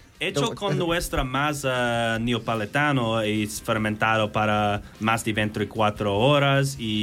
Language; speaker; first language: Spanish; non-native, learner; English